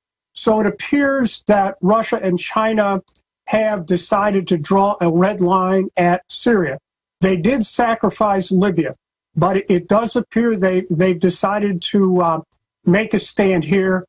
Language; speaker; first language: English; native; English